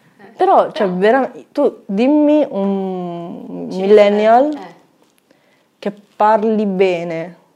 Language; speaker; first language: Italian; early bilingual, other home language; Chinese